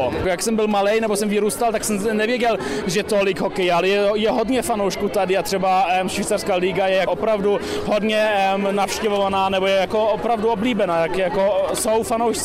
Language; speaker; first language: Czech; early bilingual, heritage; Czech